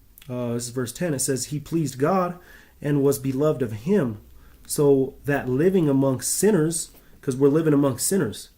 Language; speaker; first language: English; native; English